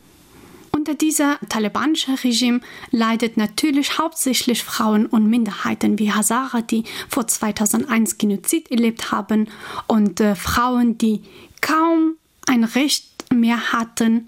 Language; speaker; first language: German; non-native, fluent; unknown